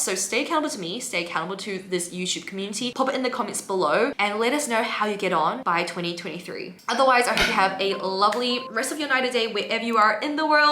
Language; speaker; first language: English; native; English